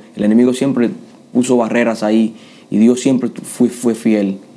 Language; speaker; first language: Spanish; native; Spanish